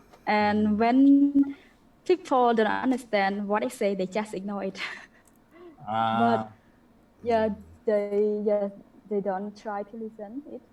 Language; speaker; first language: English; non-native, learner; Khmer